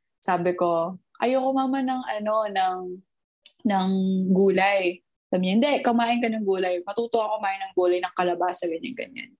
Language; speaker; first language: Filipino; early bilingual, heritage; Filipino